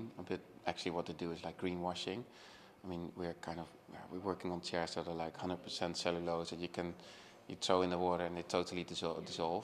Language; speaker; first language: English; non-native, fluent; Dutch